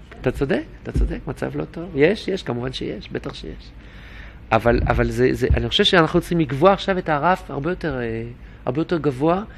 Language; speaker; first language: Hebrew; non-native, fluent; French